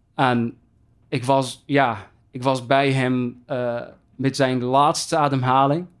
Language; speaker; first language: Dutch; non-native, fluent; Arabic